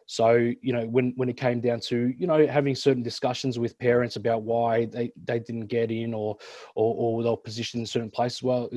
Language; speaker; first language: English; native; English